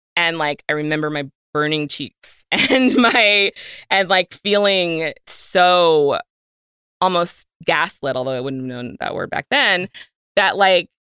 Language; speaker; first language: English; native; English